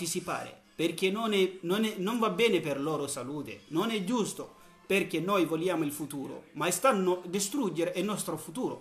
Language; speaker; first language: Italian; non-native, learner; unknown